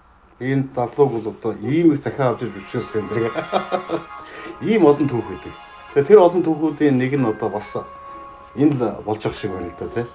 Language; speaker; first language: Mongolian; native; Mongolian